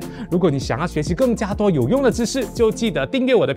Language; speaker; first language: Chinese; native; Chinese